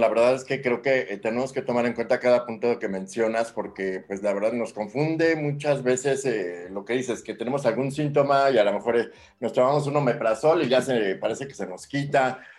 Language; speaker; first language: Spanish; native; Spanish